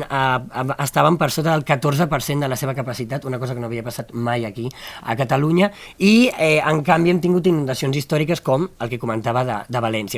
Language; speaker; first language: Catalan; native; Catalan